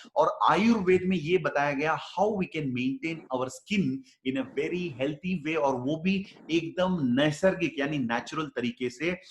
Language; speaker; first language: Hindi; non-native, local second language; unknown